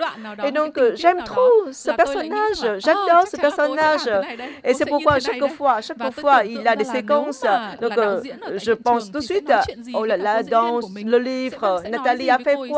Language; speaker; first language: French; non-native, fluent; Vietnamese